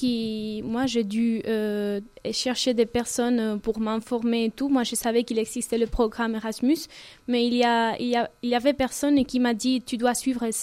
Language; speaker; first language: French; non-native, fluent; Spanish